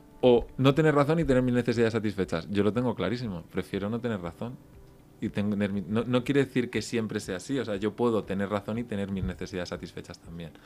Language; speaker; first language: Spanish; native; Spanish